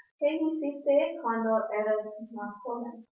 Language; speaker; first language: Spanish; non-native, learner; English